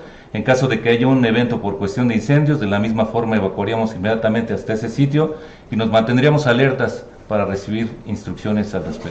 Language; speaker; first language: Spanish; native; Spanish